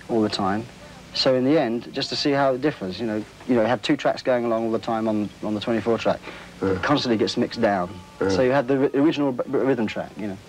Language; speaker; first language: English; native; English